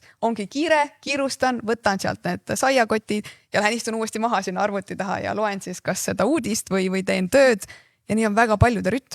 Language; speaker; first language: Estonian; native; Estonian